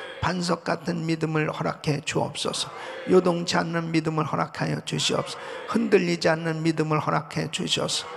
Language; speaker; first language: Korean; native; Korean